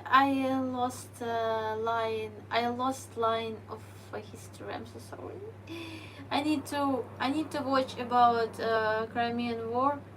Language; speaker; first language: English; non-native, learner; Ukrainian